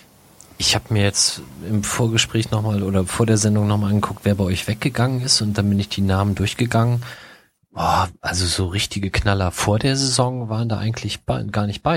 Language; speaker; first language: German; native; German